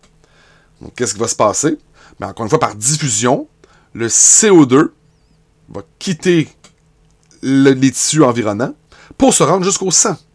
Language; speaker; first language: French; native; French